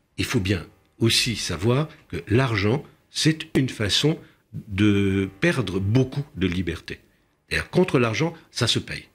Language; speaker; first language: French; early bilingual, other home language; Romanian